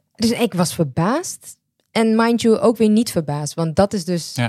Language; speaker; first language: Dutch; native; Dutch